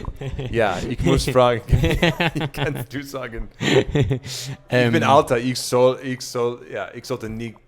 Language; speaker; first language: German; non-native, learner; English